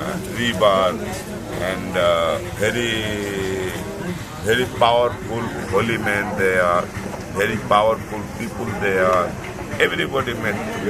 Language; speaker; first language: English; non-native, learner; Hindi